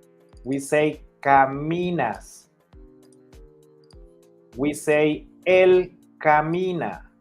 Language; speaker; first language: Spanish; non-native, fluent; English